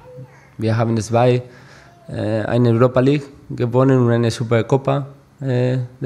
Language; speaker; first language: German; non-native, learner; Spanish